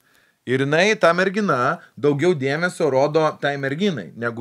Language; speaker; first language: Lithuanian; native; Lithuanian